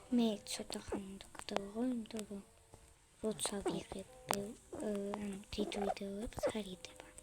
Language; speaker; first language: Georgian; non-native, local second language; Mingrelian